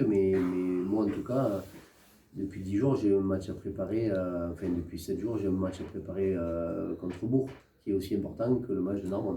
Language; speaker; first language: French; native; French